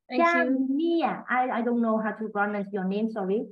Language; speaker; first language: English; non-native, learner; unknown